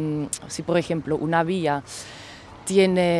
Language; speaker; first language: Spanish; non-native, fluent; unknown